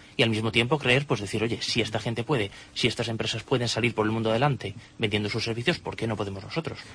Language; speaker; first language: Spanish; native; Spanish